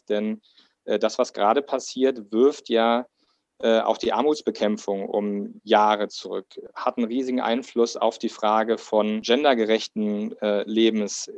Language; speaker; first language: German; native; German